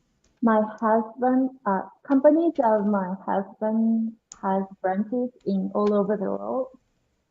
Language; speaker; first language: English; non-native, learner; Japanese